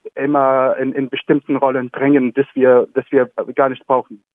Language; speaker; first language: German; non-native, fluent; Arabic